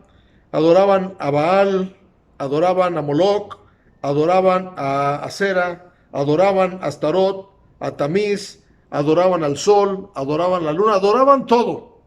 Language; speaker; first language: Spanish; native; Spanish